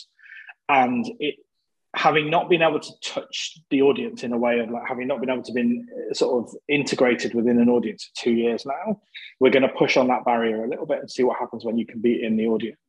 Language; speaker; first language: English; native; English